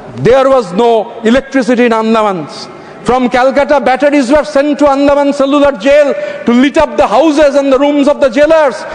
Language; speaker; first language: English; non-native, local second language; Bangla